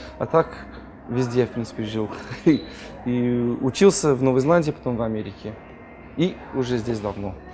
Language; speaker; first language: Russian; non-native, fluent; English